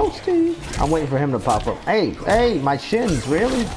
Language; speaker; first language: English; native; English